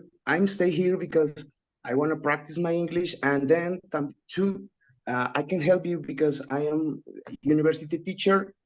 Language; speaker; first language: English; non-native, learner; Spanish